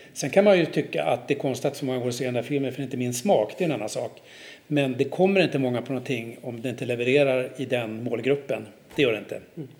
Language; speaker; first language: Swedish; native; Swedish